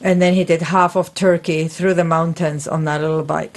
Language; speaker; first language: English; non-native, fluent; Spanish